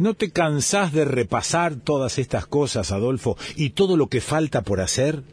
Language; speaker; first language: Spanish; native; Spanish